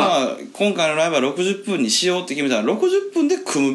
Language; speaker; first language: Japanese; native; Japanese